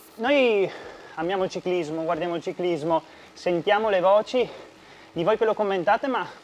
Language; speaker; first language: Italian; native; Italian